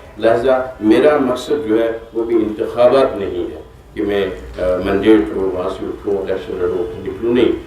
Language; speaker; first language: Urdu; non-native, local second language; Kashmiri